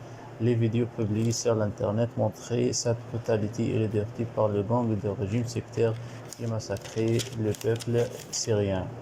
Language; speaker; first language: French; non-native, learner; Arabic